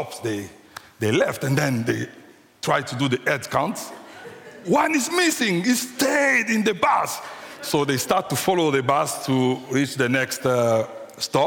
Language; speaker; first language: English; non-native, fluent; French